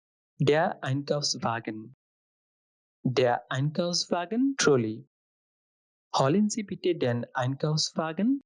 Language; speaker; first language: German; non-native, fluent; Bangla